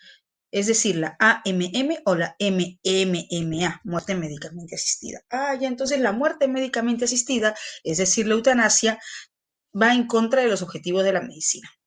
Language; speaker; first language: Spanish; native; Spanish